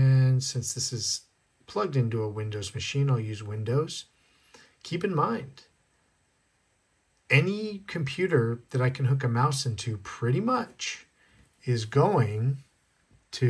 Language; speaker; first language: English; native; English